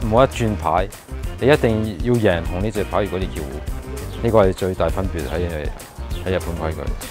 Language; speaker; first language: Cantonese; early bilingual, heritage; Cantonese